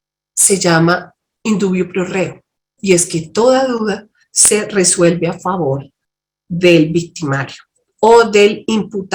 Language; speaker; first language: Spanish; native; Spanish